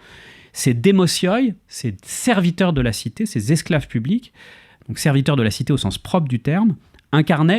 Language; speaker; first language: French; native; French